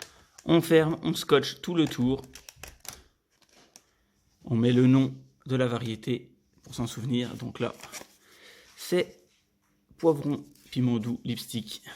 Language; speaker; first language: French; native; French